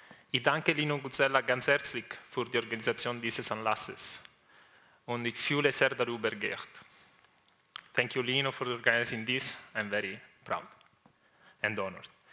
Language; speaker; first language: German; non-native, learner; Italian